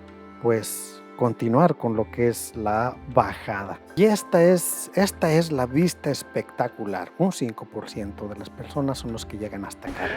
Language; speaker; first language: Spanish; native; Spanish